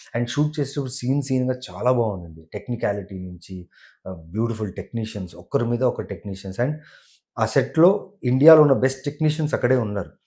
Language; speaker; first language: Telugu; non-native, local second language; Tamil